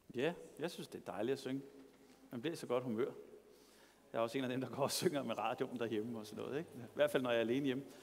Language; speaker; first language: Danish; native; Danish